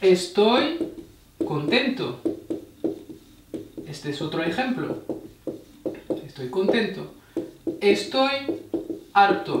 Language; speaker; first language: Spanish; non-native, fluent; French